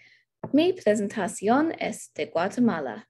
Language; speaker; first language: Spanish; non-native, learner; English